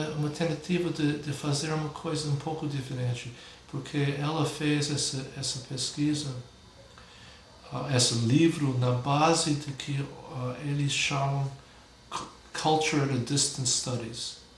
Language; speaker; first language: Portuguese; non-native, fluent; English